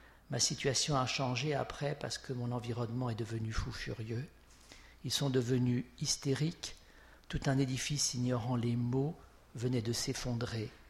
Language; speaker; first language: French; native; French